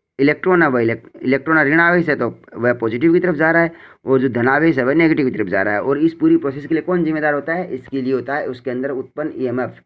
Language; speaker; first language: Hindi; native; Hindi